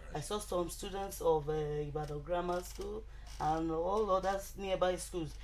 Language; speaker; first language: English; non-native, local second language; Yoruba